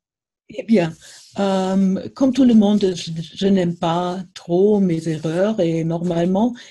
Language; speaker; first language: French; non-native, fluent; German